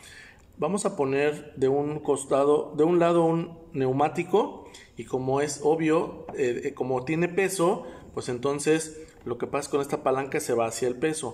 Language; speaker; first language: Spanish; native; Spanish